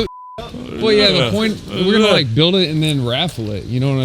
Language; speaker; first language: English; native; English